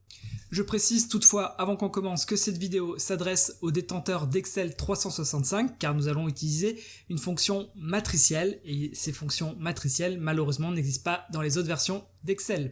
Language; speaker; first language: French; native; French